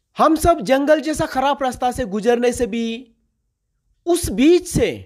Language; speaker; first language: Hindi; non-native, local second language; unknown